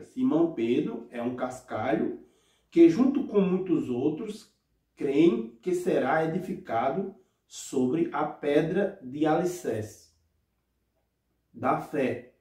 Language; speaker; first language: Portuguese; native; Portuguese